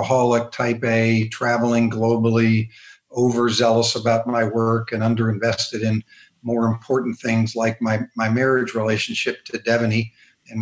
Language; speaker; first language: English; native; English